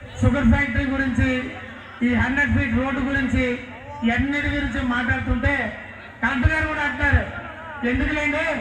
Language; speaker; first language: Telugu; native; Telugu